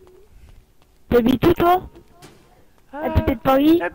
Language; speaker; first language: French; native; French